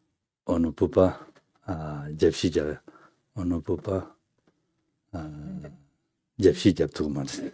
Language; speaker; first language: French; non-native, fluent; Tibetan